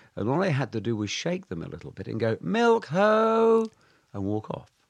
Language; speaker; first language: English; native; English